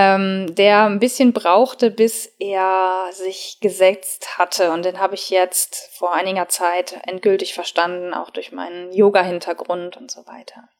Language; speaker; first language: German; native; German